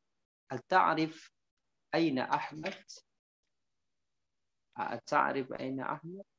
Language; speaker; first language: Arabic; non-native, fluent; Indonesian